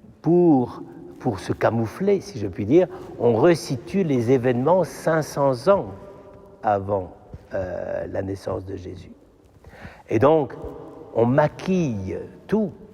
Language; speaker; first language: French; native; French